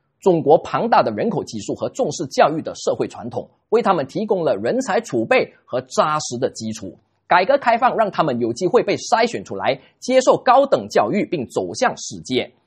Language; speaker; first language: Chinese; native; Chinese